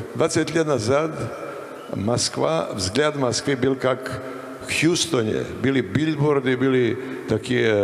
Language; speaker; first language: Russian; non-native, learner; Serbian